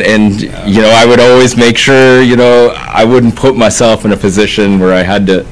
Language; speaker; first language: English; native; English